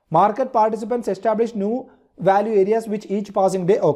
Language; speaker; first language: English; non-native, local second language; Malayalam